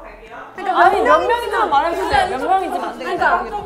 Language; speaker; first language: Korean; native; Korean